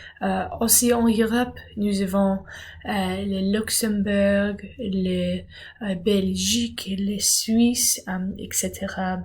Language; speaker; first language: French; non-native, learner; English